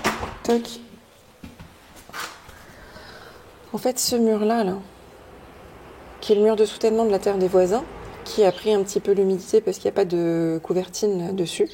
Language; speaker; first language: French; native; French